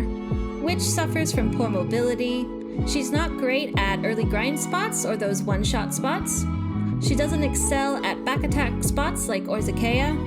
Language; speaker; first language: English; native; English